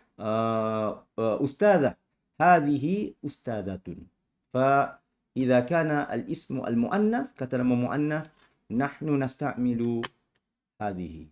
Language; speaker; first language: Arabic; non-native, fluent; Malay